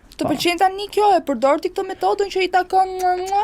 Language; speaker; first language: Albanian; native; Albanian